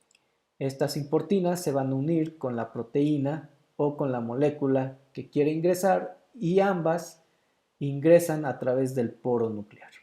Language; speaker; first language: Spanish; native; Spanish